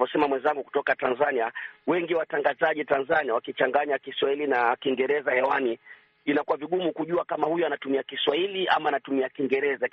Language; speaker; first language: Swahili; native; Swahili